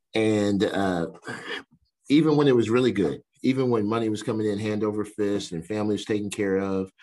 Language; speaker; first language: English; native; English